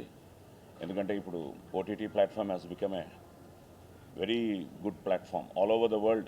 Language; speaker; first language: Telugu; native; Telugu